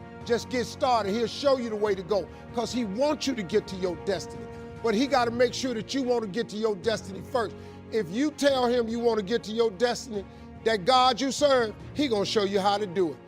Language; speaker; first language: English; native; English